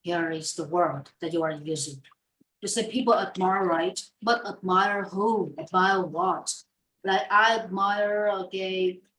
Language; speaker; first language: English; non-native, fluent; Vietnamese